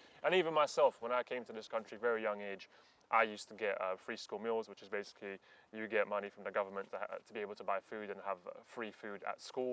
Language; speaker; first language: English; early bilingual, other home language; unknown